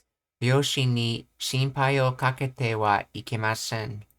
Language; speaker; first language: Japanese; non-native, learner; English